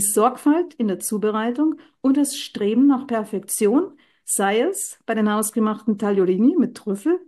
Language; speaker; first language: German; native; German